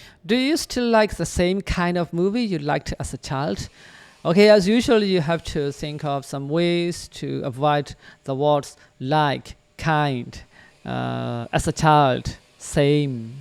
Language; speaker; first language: English; non-native, fluent; Burmese